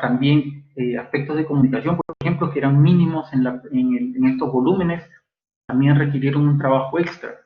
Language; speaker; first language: Spanish; native; Spanish